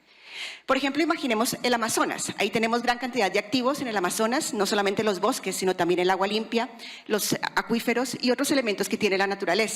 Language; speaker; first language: Spanish; native; Spanish